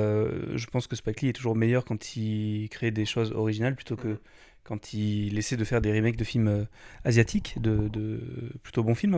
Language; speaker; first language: French; native; French